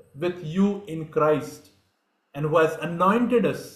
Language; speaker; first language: English; non-native, local second language; Marathi